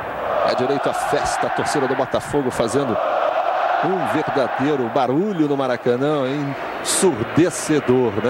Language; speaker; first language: Portuguese; native; Portuguese